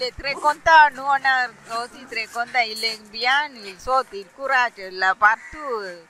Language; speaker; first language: French; non-native, learner; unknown